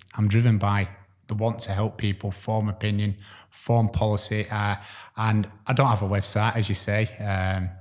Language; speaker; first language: English; native; English